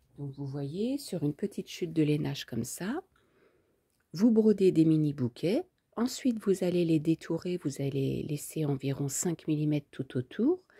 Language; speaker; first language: French; native; French